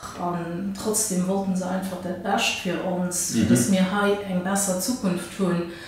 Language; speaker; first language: Luxembourgish; early bilingual, other home language; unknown